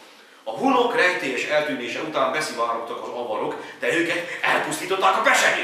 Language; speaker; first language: Hungarian; native; Hungarian